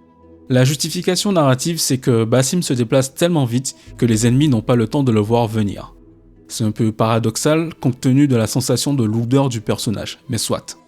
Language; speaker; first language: French; native; French